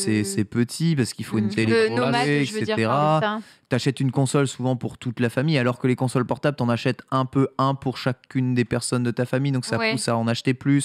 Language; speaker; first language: French; native; French